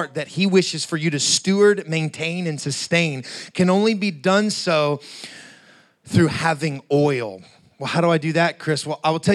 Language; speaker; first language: English; native; English